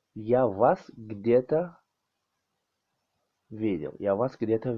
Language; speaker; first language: Russian; non-native, learner; Tajik